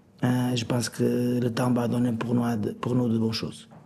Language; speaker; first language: French; non-native, learner; Portuguese